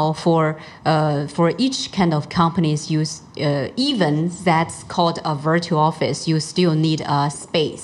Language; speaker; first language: English; non-native, fluent; Chinese